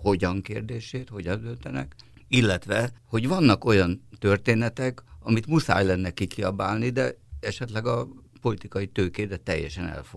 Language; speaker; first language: Hungarian; native; Hungarian